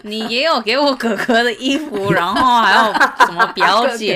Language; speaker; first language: Chinese; early bilingual, heritage; Chinese